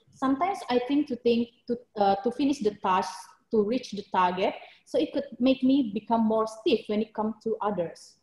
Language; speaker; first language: English; non-native, fluent; Indonesian